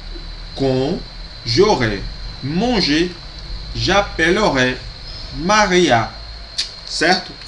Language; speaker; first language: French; non-native, fluent; Portuguese